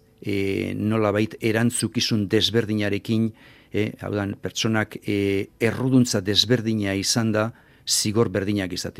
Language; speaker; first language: Basque; native; Basque